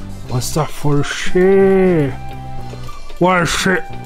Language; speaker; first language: English; non-native, learner; German